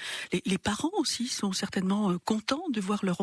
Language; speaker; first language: French; native; French